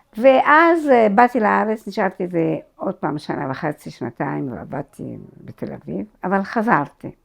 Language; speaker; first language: Hebrew; non-native, fluent; Arabic